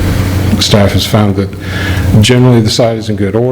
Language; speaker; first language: English; native; English